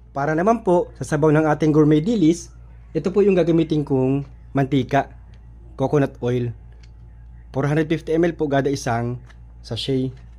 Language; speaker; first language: Filipino; native; Filipino